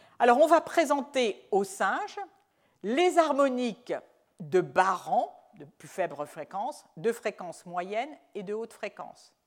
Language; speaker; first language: French; native; French